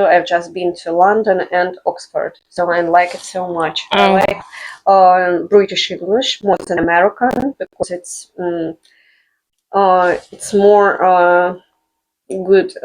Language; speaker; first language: English; non-native, fluent; Russian